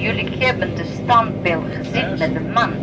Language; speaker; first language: Dutch; non-native, learner; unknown